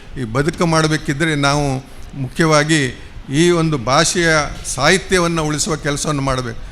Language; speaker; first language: Kannada; non-native, local second language; Konkani